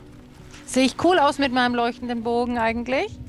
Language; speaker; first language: German; native; German